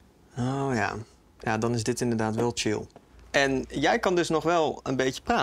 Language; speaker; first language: Dutch; native; Dutch